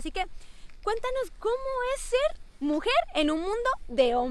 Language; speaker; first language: Spanish; native; Spanish